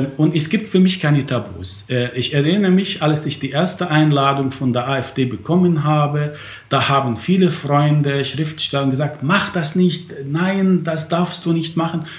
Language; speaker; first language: German; non-native, fluent; Arabic